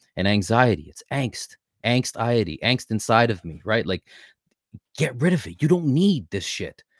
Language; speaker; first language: English; native; English